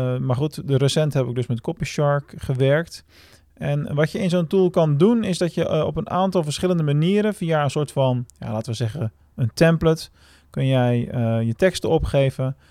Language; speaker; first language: Dutch; native; Dutch